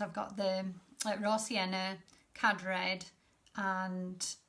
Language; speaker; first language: English; native; English